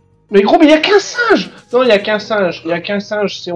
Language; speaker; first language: French; native; French